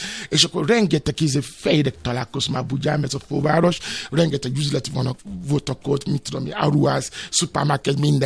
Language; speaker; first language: Hungarian; non-native, learner; Yoruba